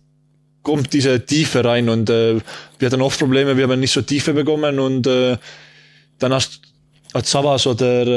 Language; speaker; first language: German; non-native, learner; Estonian